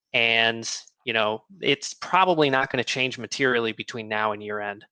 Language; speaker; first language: English; native; English